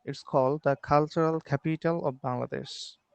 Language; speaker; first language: English; non-native, learner; Bangla